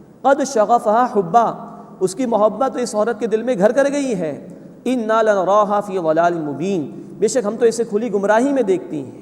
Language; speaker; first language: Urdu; native; Urdu